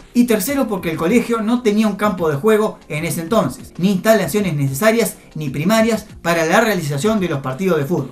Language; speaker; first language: Spanish; native; Spanish